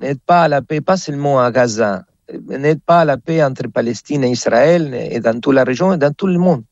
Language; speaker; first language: French; non-native, fluent; Spanish